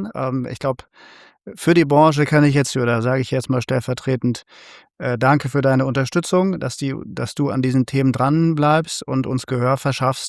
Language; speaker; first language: German; native; German